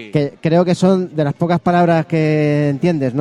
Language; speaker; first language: Spanish; native; Spanish